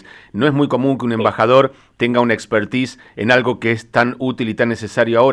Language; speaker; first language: Spanish; native; Spanish